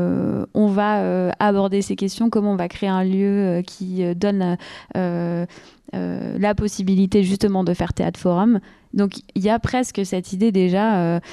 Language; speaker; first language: French; native; French